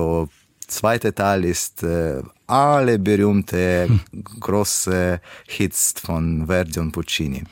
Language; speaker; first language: German; non-native, fluent; Russian